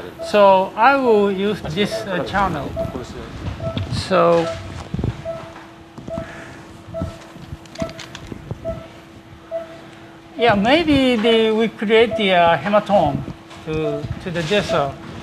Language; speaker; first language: English; non-native, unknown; Japanese